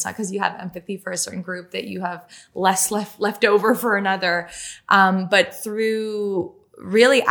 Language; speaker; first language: English; non-native, fluent; French